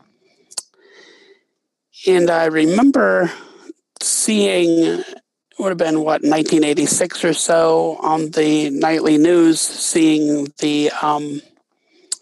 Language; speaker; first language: English; native; English